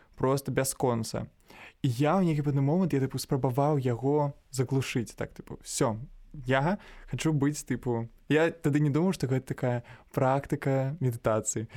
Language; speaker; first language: Belarusian; native; Belarusian